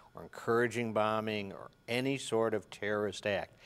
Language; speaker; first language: English; native; English